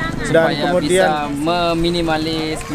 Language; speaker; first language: Indonesian; native; Indonesian